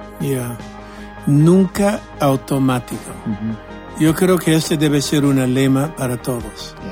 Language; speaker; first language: Spanish; non-native, fluent; English